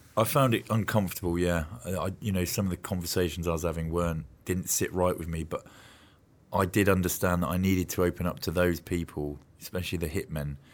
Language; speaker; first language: English; native; English